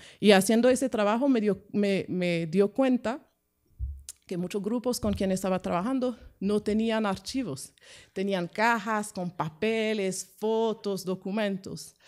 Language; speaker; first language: Spanish; non-native, fluent; French